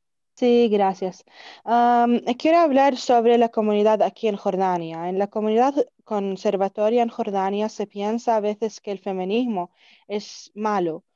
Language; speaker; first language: Spanish; non-native, learner; Arabic